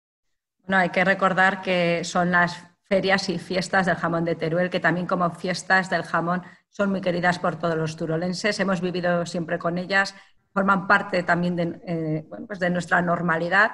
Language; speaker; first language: Spanish; native; Spanish